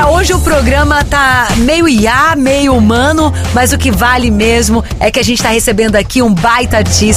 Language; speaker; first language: Portuguese; native; Portuguese